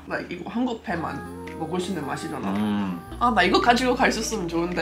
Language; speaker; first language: Korean; non-native, fluent; English